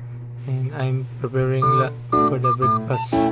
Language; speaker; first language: English; non-native, learner; Cebuano